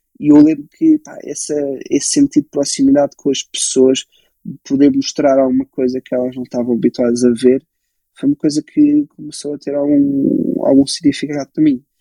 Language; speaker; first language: Portuguese; early bilingual, other home language; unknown